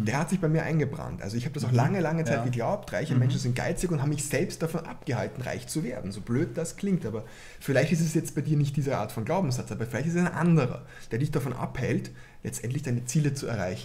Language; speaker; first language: German; native; German